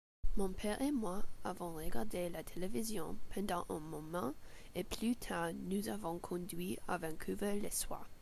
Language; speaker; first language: French; non-native, learner; English